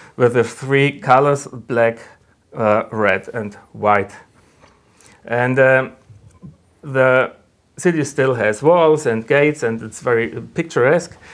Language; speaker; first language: English; non-native, fluent; German